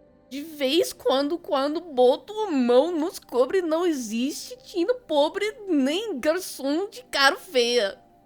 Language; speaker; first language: Portuguese; non-native, learner; English